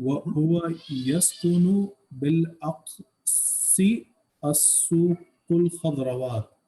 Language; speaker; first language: Arabic; non-native, learner; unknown